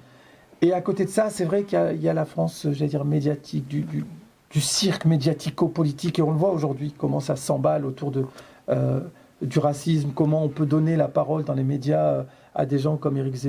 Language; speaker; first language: French; native; French